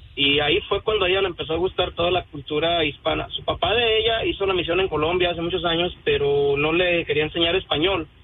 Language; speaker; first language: Spanish; native; Spanish